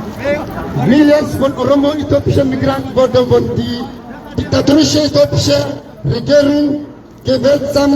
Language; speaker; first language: German; non-native, learner; Oromo